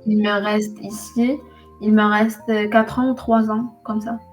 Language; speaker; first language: French; non-native, local second language; Arabic